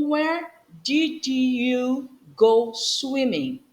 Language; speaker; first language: English; non-native, fluent; Portuguese